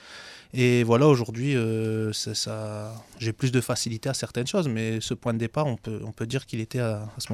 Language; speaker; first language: French; native; French